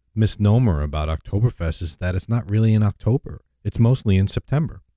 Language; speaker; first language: English; native; English